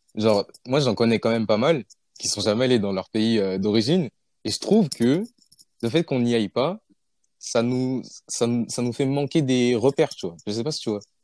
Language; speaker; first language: French; early bilingual, other home language; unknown